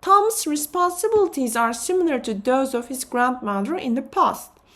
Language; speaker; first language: English; non-native, fluent; Turkish